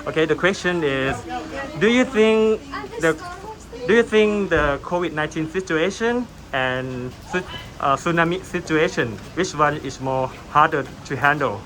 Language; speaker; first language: English; non-native, learner; Thai